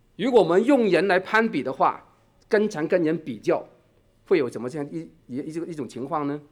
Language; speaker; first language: Chinese; non-native, local second language; Cantonese